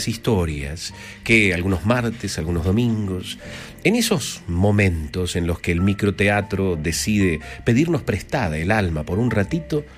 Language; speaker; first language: Spanish; native; Spanish